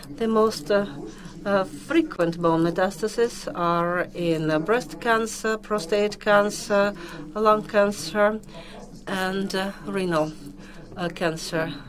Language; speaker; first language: English; non-native, fluent; Russian